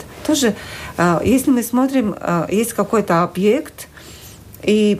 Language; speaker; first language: Russian; non-native, local second language; Latvian